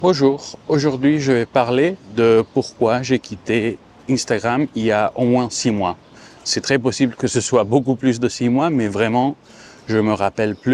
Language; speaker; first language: French; non-native, fluent; Spanish